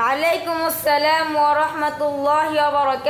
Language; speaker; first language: Arabic; non-native, learner; Bangla